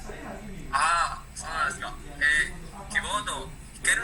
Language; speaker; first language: Japanese; non-native, learner; Indonesian